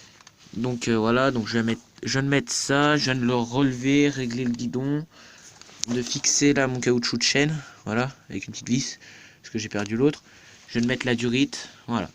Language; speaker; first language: French; native; French